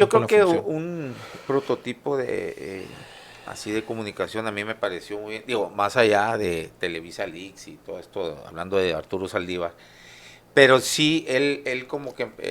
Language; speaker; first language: Spanish; native; Spanish